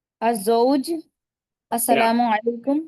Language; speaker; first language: Arabic; non-native, learner; Urdu